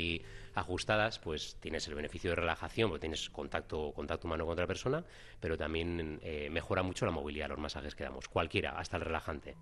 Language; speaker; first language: Spanish; native; Spanish